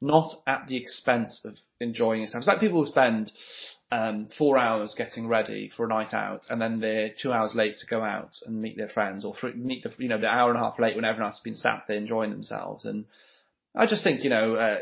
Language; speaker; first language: English; native; English